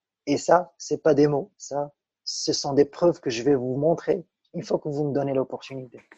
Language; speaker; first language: French; non-native, local second language; Arabic